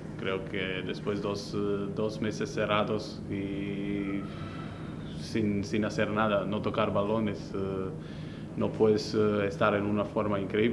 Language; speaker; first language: Spanish; non-native, fluent; Slovenian